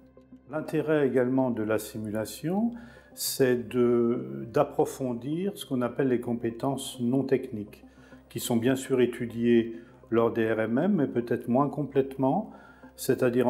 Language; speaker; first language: French; native; French